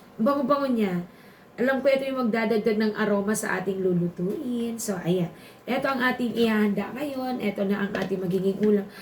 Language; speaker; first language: Filipino; non-native, local second language; Bikol